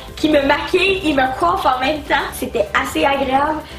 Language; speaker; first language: French; native; French